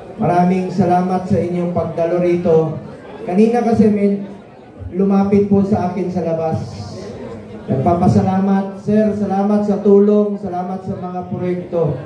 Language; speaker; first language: Filipino; non-native, local second language; Cebuano